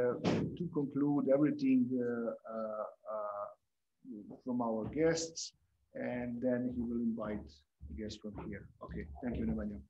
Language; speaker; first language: English; non-native, fluent; Croatian